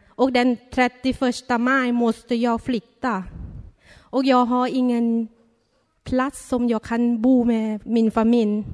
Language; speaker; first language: Swedish; non-native, learner; Thai